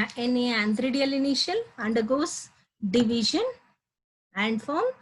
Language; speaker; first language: English; non-native, local second language; Telugu